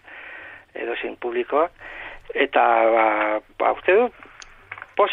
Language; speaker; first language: Basque; non-native, local second language; Spanish